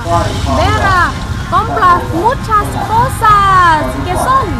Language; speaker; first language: Spanish; non-native, learner; Thai